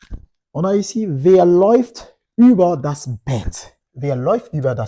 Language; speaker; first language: German; non-native, fluent; French